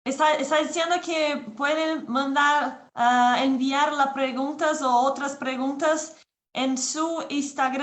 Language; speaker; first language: Spanish; non-native, learner; Portuguese